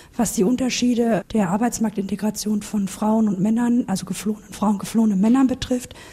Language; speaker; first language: German; non-native, fluent; Turkish